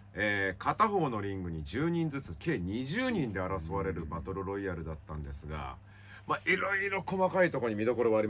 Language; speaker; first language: Japanese; native; Japanese